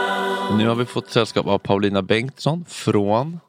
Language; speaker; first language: Swedish; native; Swedish